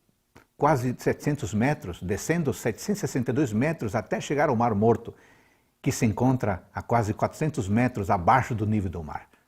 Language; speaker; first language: Portuguese; native; Portuguese